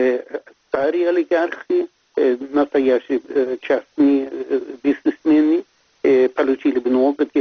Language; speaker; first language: Russian; non-native, fluent; Swedish